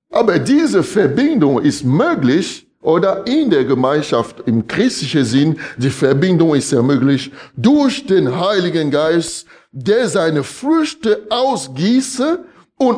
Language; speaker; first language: German; non-native, fluent; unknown